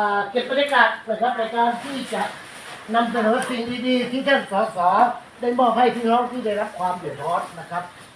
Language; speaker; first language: Thai; non-native, local second language; Northern Khmer